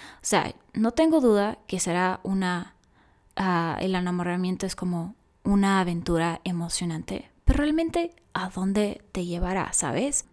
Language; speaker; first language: Spanish; non-native, fluent; Russian